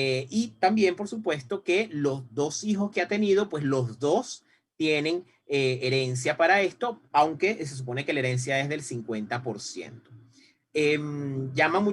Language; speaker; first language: Spanish; native; Spanish